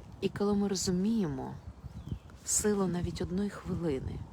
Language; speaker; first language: Ukrainian; non-native, local second language; Russian